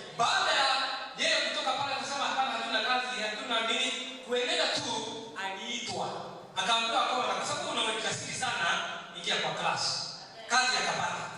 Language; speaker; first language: Swahili; non-native, local second language; Kikuyu